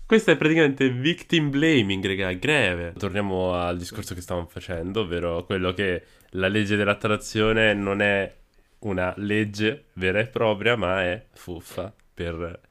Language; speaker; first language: Italian; native; Italian